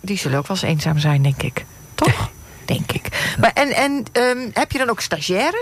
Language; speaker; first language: Dutch; native; Dutch